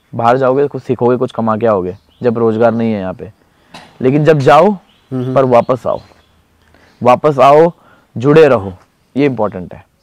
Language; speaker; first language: Hindi; native; Hindi